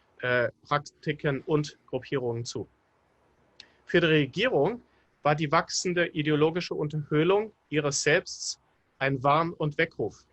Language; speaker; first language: German; native; German